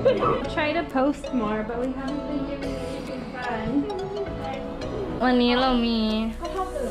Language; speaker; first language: English; non-native, fluent; Thai